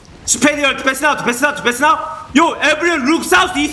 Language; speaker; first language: English; non-native, learner; Korean